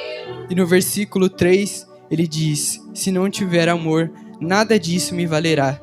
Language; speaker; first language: Portuguese; native; Portuguese